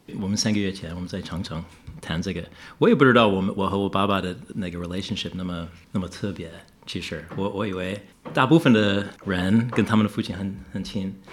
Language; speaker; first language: Chinese; non-native, fluent; English